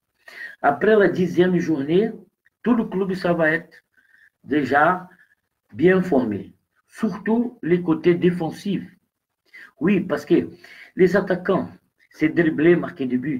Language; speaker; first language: French; non-native, learner; Portuguese